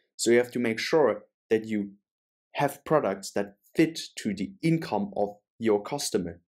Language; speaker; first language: English; non-native, fluent; German